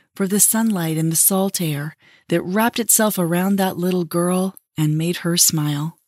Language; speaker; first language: English; native; English